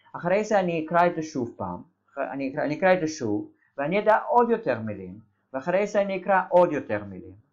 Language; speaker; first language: Hebrew; native; Hebrew